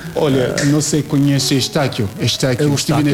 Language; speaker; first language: Portuguese; non-native, learner; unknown